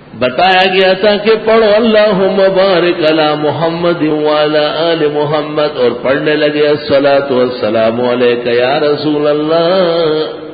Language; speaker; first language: Urdu; non-native, local second language; Pashto